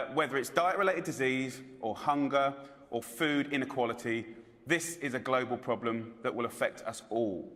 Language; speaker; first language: English; native; English